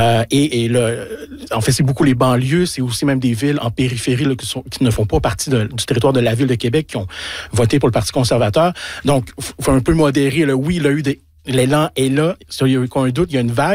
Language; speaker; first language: French; native; French